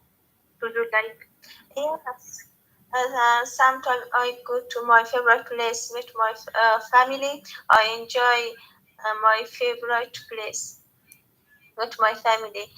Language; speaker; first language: English; non-native, learner; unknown